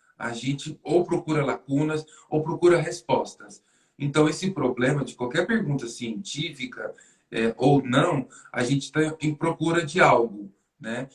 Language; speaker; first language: Portuguese; native; Portuguese